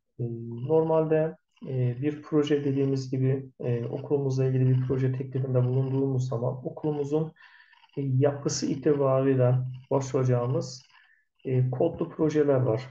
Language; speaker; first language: Turkish; native; Turkish